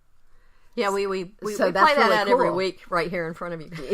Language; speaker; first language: English; native; English